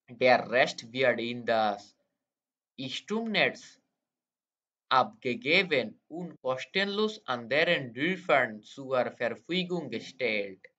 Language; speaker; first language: German; non-native, fluent; Bangla